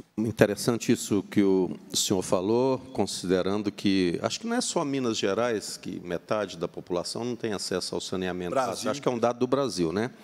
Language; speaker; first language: Portuguese; native; Portuguese